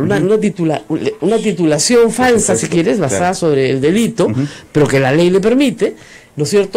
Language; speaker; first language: Spanish; native; Spanish